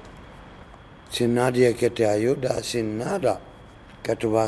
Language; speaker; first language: Spanish; non-native, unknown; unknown